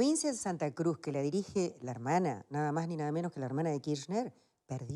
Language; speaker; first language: Spanish; native; Spanish